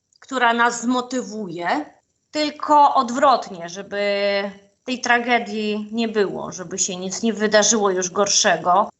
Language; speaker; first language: Polish; non-native, fluent; Ukrainian